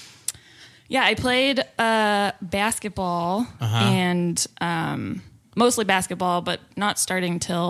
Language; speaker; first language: English; native; English